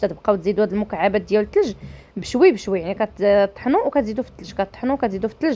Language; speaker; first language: Arabic; native; Arabic